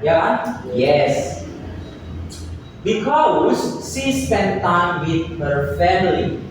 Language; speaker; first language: English; non-native, fluent; Indonesian